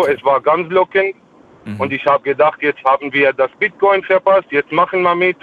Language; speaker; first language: German; non-native, fluent; Arabic